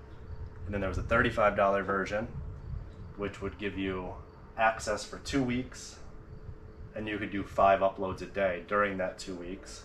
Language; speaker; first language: English; native; English